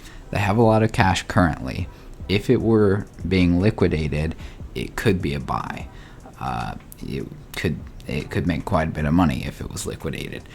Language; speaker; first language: English; native; English